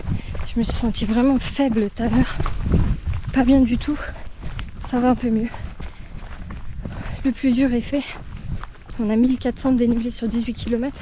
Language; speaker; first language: French; native; French